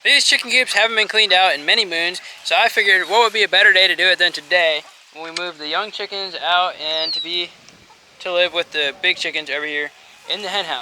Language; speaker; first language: English; native; English